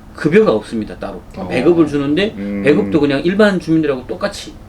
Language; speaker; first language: Korean; native; Korean